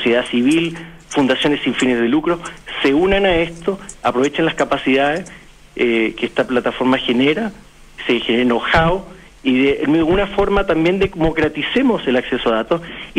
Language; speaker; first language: Spanish; native; Spanish